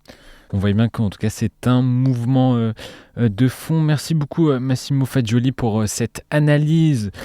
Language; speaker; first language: French; native; French